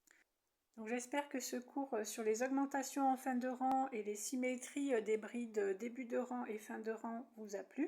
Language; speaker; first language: French; native; French